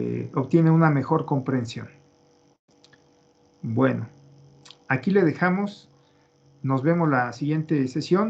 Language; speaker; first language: Spanish; native; Spanish